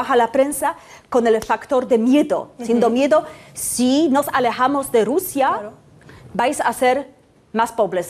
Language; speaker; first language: Spanish; non-native, fluent; Polish